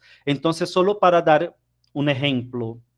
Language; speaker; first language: Spanish; non-native, fluent; Portuguese